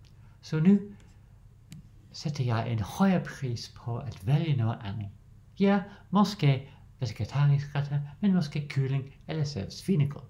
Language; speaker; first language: Danish; non-native, learner; English